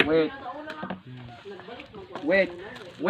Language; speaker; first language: English; non-native, learner; Cebuano